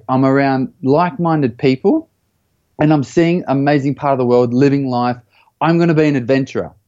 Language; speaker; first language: English; native; English